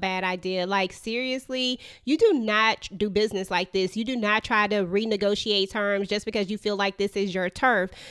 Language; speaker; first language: English; native; English